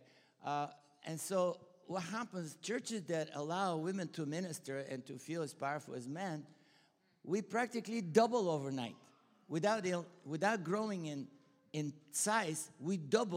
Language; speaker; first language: English; non-native, fluent; Bulgarian